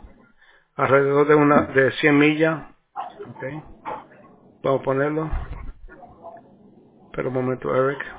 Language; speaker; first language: Spanish; early bilingual, heritage; Spanish